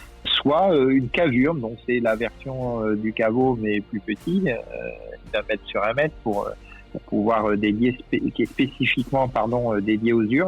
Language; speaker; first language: French; native; French